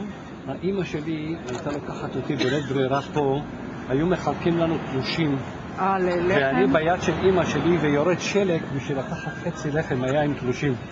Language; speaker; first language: Hebrew; non-native, fluent; Ladino